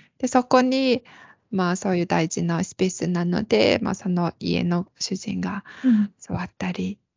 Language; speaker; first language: Japanese; non-native, fluent; Mongolian